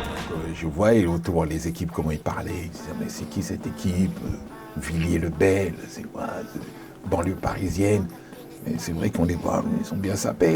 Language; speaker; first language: French; native; French